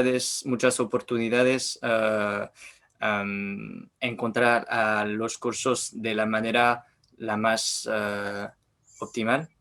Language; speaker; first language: Spanish; non-native, learner; French